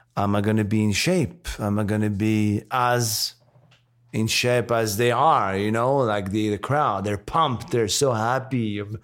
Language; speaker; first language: English; non-native, fluent; French